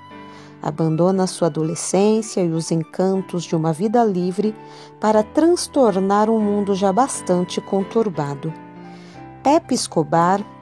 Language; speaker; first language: Portuguese; native; Portuguese